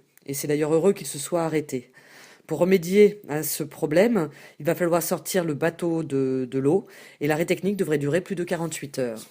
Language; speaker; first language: French; native; French